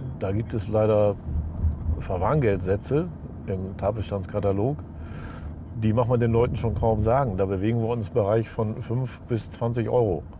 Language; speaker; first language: German; native; German